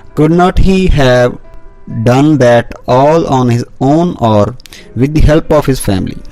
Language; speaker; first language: English; non-native, local second language; Punjabi